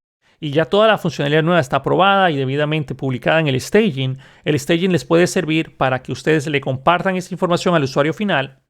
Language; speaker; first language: Spanish; native; Spanish